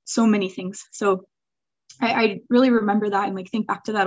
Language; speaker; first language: English; early bilingual, other home language; Swiss German